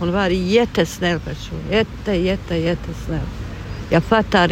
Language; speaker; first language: Swedish; non-native, learner; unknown